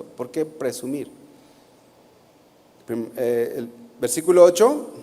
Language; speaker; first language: Spanish; native; Spanish